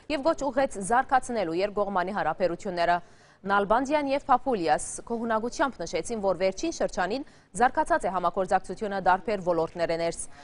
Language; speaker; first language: Armenian; early bilingual, heritage; Armenian